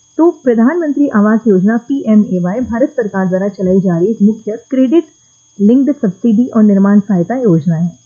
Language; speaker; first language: Hindi; native; Hindi